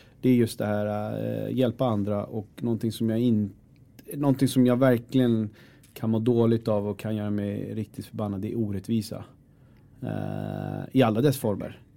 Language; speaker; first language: Swedish; early bilingual, other home language; Kurdish